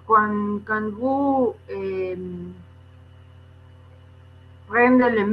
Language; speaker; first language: French; non-native, learner; Spanish